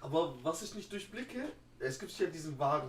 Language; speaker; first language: German; native; German